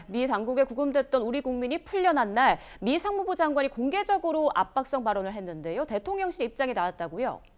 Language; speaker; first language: Korean; native; Korean